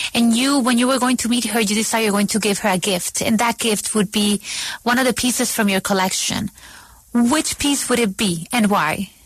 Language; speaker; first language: English; non-native, fluent; Spanish